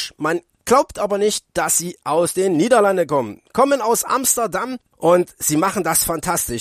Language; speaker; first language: German; native; German